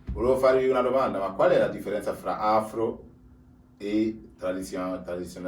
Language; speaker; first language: Italian; native; Italian